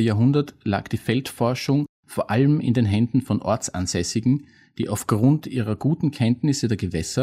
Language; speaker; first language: German; native; German